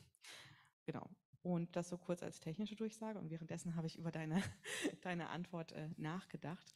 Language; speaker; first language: German; native; German